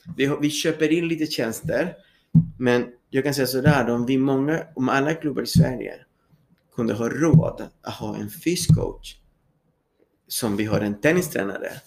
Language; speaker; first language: Swedish; non-native, fluent; Spanish